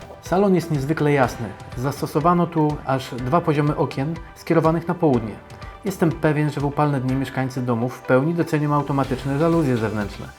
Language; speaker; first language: Polish; native; Polish